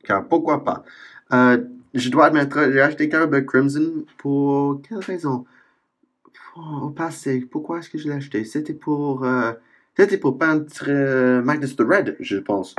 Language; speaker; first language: French; non-native, fluent; English